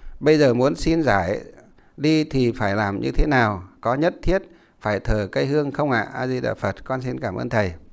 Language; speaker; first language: Vietnamese; non-native, local second language; Muong